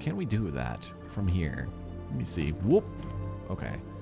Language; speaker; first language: English; native; English